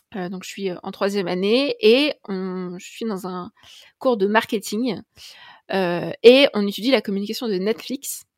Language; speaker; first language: French; native; French